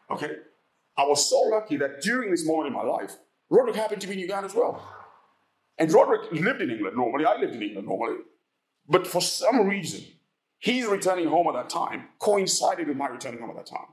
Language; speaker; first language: English; non-native, local second language; Ganda